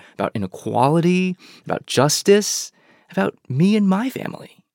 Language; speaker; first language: English; early bilingual, other home language; Chinese